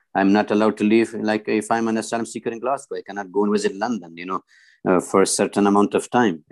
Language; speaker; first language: English; non-native, fluent; Persian